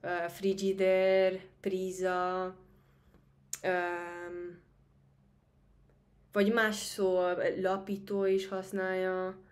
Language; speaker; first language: Hungarian; non-native, fluent; Spanish